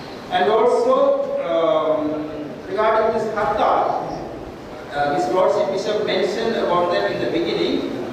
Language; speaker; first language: English; non-native, local second language; Tamil